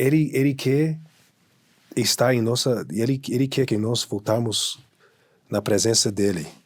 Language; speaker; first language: Portuguese; non-native, fluent; English